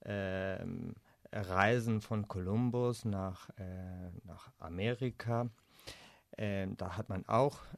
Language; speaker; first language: German; non-native, fluent; Spanish